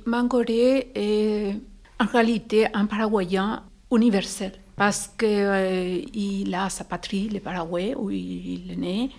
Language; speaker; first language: French; non-native, fluent; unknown